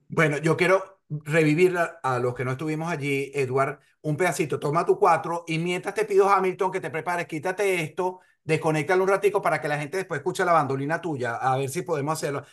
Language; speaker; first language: Spanish; native; Spanish